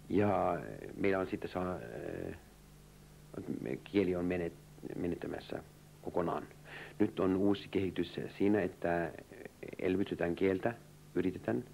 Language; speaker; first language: Finnish; early bilingual, heritage; Finnish